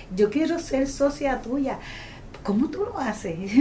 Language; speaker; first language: Spanish; native; Spanish